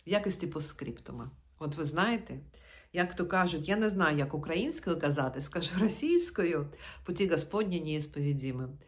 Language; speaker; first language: Ukrainian; non-native, local second language; Russian